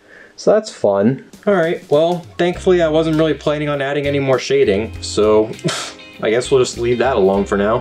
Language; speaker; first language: English; native; English